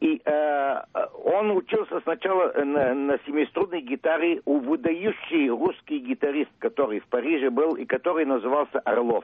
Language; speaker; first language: Russian; early bilingual, heritage; Russian